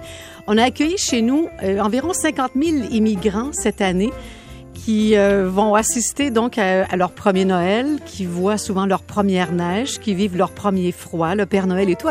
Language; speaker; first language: French; native; French